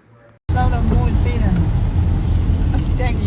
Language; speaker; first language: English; non-native, learner; Chinese